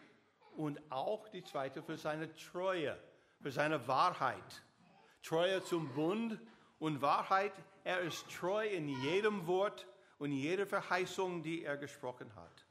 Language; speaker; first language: German; non-native, learner; English